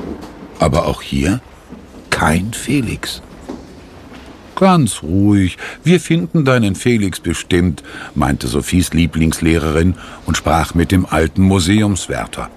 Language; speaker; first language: German; native; German